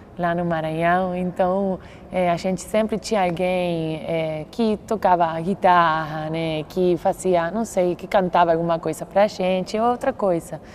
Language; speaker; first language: Portuguese; non-native, fluent; Spanish